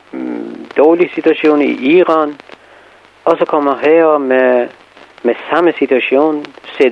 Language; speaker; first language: Danish; non-native, fluent; Persian